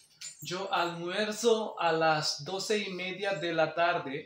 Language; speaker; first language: Spanish; non-native, learner; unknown